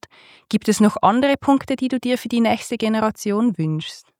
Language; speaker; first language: German; native; German